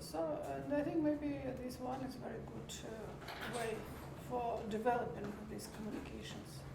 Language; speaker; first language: English; non-native, learner; Armenian